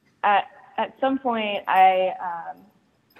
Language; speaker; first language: English; native; English